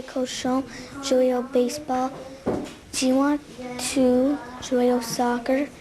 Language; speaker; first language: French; non-native, learner; English